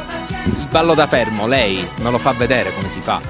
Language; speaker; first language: Italian; native; Italian